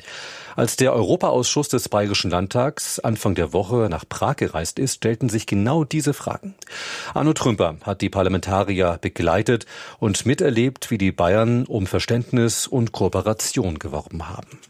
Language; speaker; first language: German; native; German